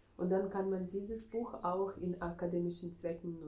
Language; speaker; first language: German; non-native, fluent; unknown